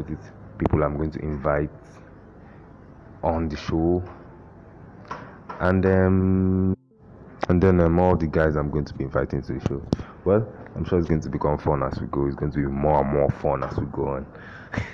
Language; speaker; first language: English; non-native, local second language; Igbo